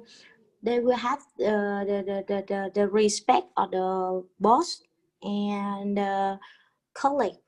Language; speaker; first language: English; non-native, learner; Vietnamese